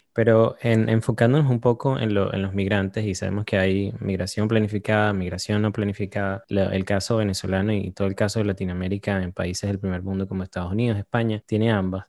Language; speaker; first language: Spanish; native; Spanish